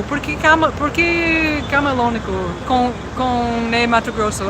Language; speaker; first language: Portuguese; non-native, learner; English